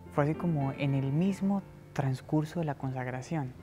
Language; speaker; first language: Spanish; native; Spanish